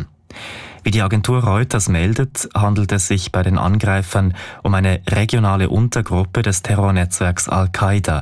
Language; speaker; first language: German; native; German